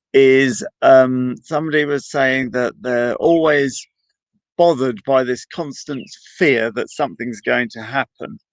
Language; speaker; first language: English; native; English